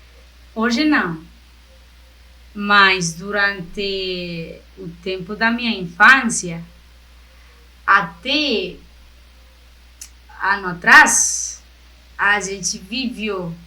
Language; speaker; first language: Portuguese; non-native, fluent; Spanish